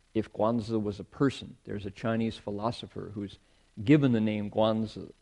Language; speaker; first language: English; native; English